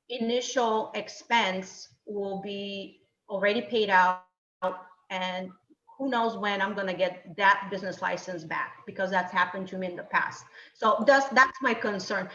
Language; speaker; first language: English; non-native, fluent; Bulgarian